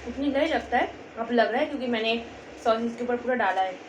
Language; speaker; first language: Hindi; non-native, local second language; Bangla